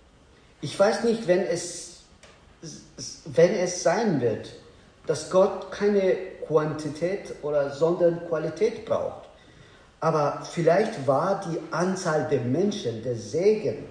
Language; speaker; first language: German; non-native, learner; Azerbaijani